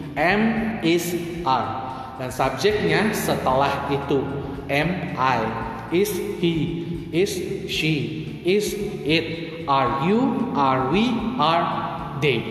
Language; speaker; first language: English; non-native, fluent; Indonesian